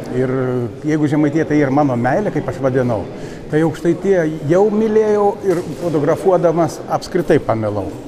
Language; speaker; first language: Lithuanian; native; Lithuanian